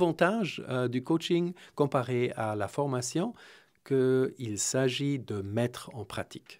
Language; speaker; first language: French; non-native, fluent; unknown